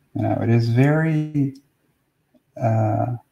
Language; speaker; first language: English; non-native, fluent; Russian